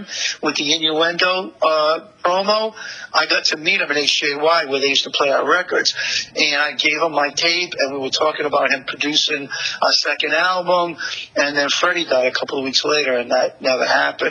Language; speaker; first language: English; native; English